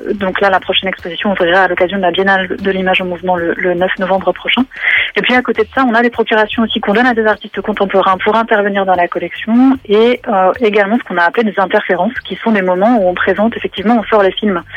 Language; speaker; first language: French; native; French